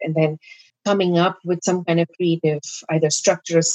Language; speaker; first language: English; non-native, local second language; Gujarati